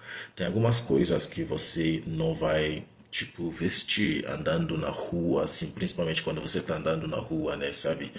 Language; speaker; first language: Portuguese; non-native, fluent; Igbo